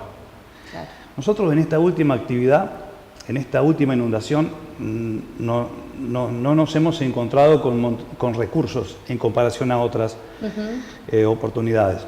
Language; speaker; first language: Spanish; native; Spanish